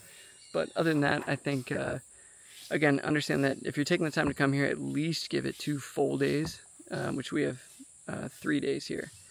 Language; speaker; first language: English; native; English